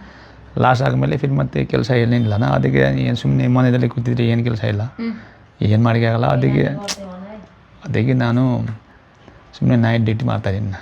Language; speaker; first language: Kannada; non-native, learner; Nepali